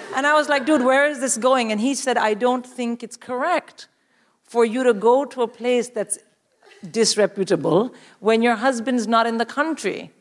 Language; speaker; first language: English; non-native, local second language; Hindi